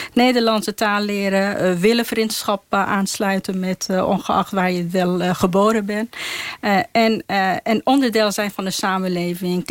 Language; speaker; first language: Dutch; non-native, fluent; Persian